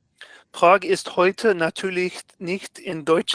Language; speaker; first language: German; non-native, learner; English